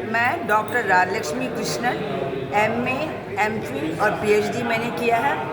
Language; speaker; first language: Hindi; non-native, local second language; Tamil